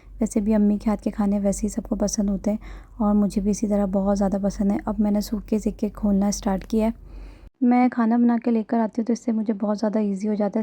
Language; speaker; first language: Urdu; native; Urdu